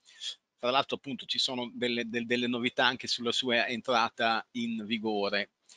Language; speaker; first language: Italian; native; Italian